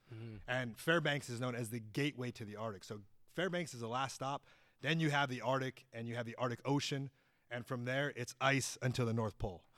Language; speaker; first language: English; native; English